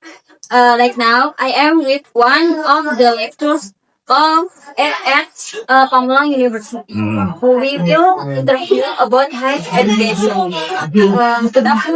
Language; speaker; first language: English; non-native, learner; Indonesian